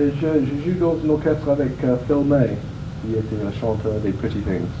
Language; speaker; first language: French; non-native, fluent; English